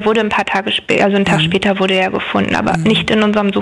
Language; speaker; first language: German; native; German